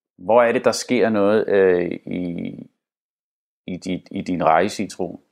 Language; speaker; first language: Danish; early bilingual, other home language; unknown